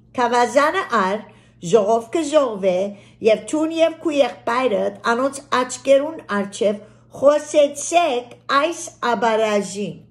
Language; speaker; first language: Armenian; early bilingual, heritage; Armenian